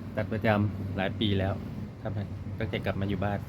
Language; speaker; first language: Thai; non-native, local second language; Northeastern Thai